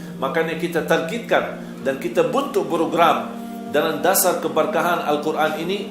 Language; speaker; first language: Malay; non-native, fluent; Arabic